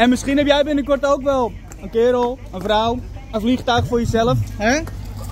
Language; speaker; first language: Dutch; native; Dutch